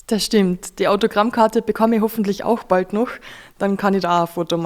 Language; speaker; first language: German; native; German